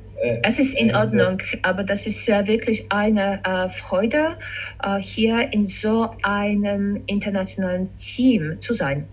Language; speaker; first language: German; non-native, fluent; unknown